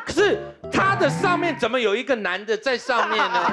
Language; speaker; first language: Chinese; native; Chinese